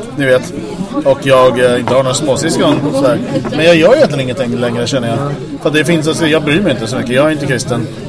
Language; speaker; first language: Swedish; native; Swedish